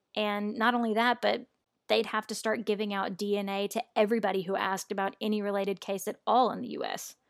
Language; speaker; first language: English; native; English